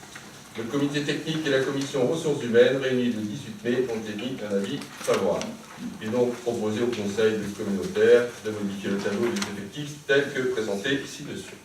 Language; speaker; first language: French; native; French